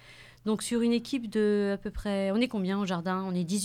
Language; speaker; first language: French; native; French